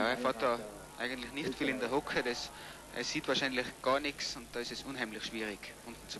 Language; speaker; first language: German; native; German